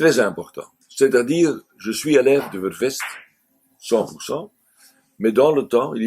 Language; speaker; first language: French; non-native, fluent; Dutch